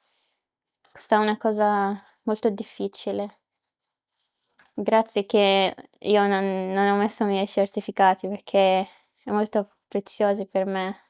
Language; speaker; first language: Italian; non-native, learner; Arabic